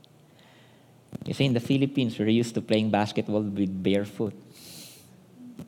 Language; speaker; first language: English; non-native, local second language; Filipino